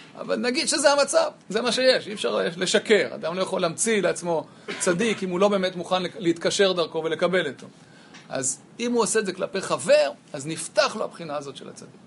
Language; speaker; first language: Hebrew; native; Hebrew